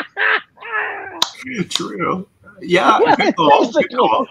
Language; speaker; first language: English; native; English